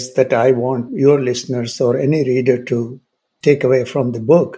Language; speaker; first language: English; non-native, local second language; Hindi